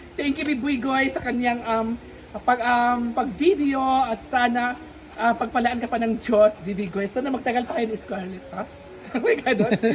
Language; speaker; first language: Filipino; native; Filipino